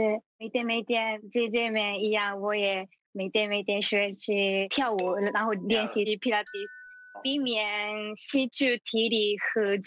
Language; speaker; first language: Chinese; non-native, learner; Japanese